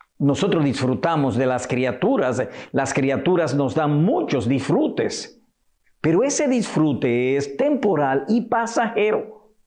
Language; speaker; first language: Spanish; native; Spanish